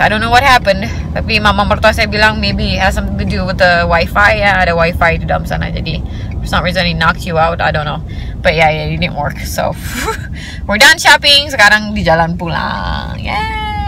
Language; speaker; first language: English; non-native, fluent; Indonesian